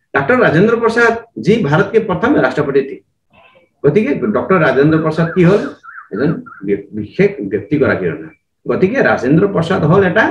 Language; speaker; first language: Hindi; non-native, local second language; Assamese